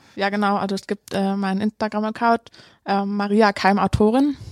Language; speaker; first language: German; native; German